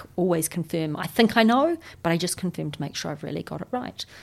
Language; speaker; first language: English; native; English